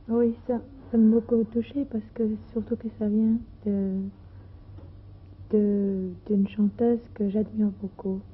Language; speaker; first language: French; non-native, fluent; Greek